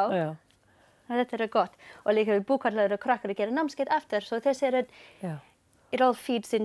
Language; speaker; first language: Icelandic; non-native, learner; English